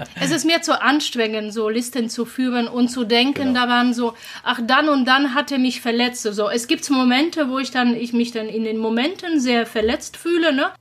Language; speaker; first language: German; non-native, fluent; Polish